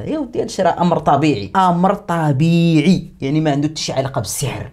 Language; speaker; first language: Arabic; native; Arabic